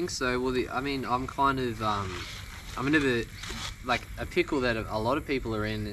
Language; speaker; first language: English; native; English